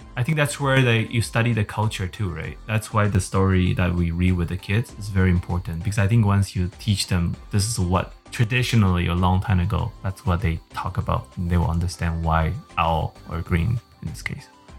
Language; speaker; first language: English; early bilingual, other home language; Chinese